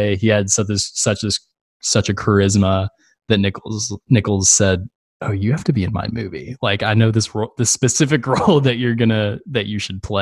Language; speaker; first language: English; native; English